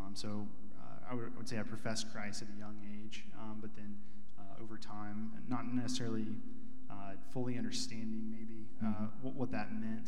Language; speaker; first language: English; native; English